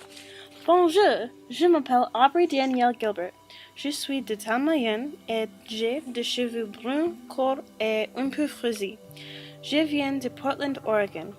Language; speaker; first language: French; non-native, learner; English